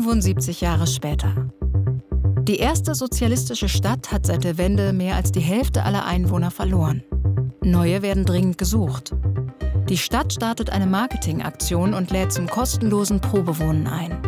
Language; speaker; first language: German; native; German